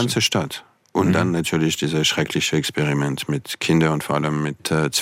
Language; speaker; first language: German; non-native, fluent; French